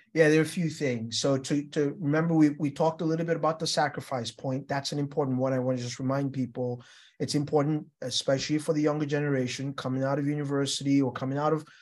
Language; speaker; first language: English; non-native, local second language; Yoruba